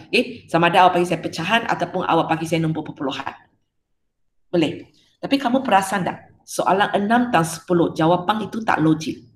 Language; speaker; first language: Malay; non-native, local second language; Chinese